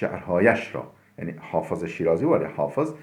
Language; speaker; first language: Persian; non-native, fluent; Turkish